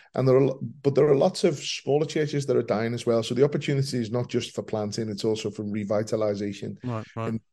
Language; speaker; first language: English; native; English